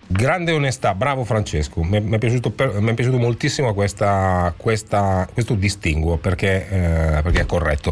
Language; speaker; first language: Italian; native; Italian